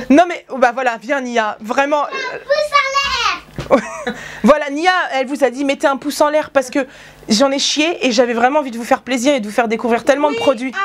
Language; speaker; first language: French; native; French